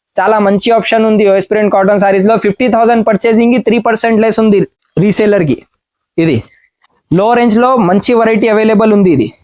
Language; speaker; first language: Telugu; non-native, learner; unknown